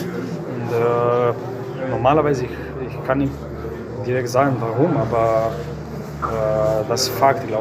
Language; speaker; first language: German; non-native, fluent; Croatian